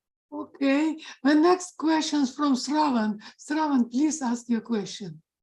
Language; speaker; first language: English; non-native, fluent; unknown